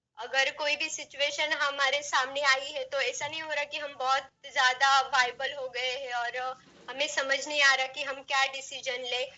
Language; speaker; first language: Hindi; non-native, local second language; Marathi